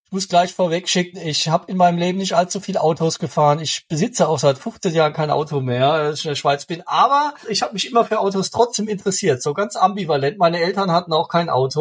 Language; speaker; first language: German; native; German